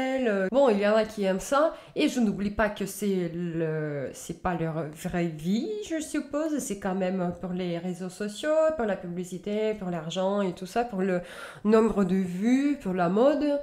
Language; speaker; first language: French; native; French